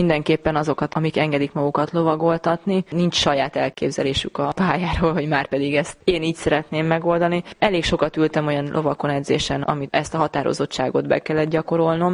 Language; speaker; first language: Hungarian; native; Hungarian